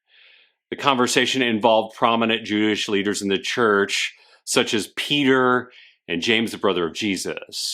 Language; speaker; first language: English; native; English